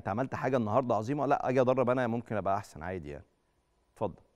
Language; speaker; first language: Arabic; native; Arabic